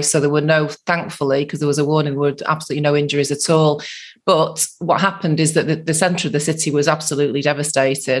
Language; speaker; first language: English; native; English